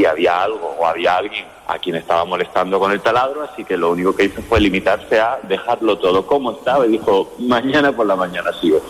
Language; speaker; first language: Spanish; native; Spanish